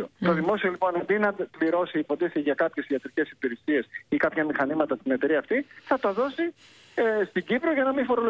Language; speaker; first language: Greek; native; Greek